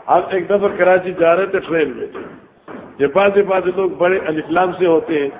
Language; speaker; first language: Urdu; non-native, local second language; Northern Hindko